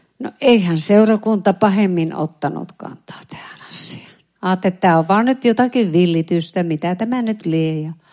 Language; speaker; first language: Finnish; native; Finnish